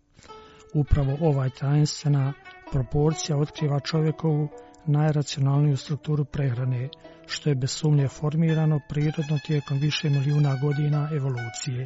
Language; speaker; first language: Croatian; native; Croatian